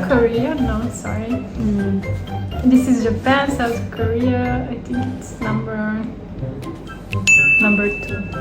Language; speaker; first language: English; non-native, fluent; Serbian